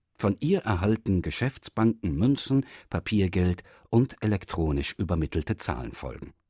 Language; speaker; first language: German; native; German